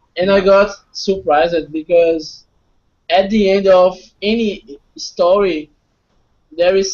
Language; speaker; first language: English; non-native, fluent; Portuguese